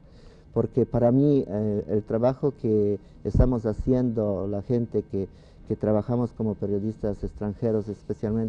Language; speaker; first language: Spanish; non-native, fluent; Polish